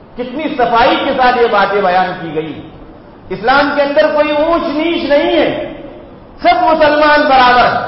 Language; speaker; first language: Urdu; native; Urdu